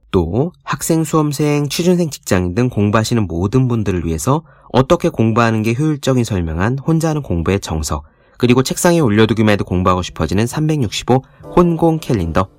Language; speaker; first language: Korean; native; Korean